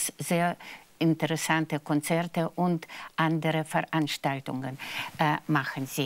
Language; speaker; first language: German; non-native, fluent; Russian